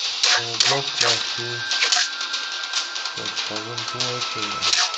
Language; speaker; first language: Russian; non-native, local second language; Chechen